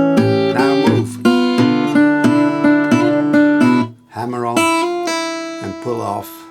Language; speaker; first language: English; non-native, fluent; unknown